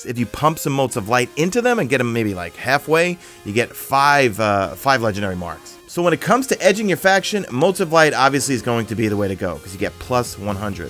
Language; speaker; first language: English; native; English